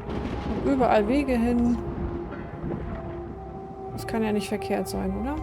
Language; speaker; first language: German; native; German